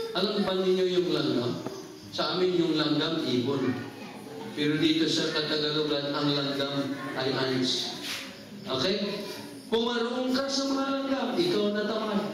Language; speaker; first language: Filipino; non-native, local second language; Cebuano